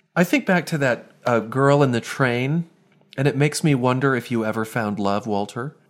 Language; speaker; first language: English; native; English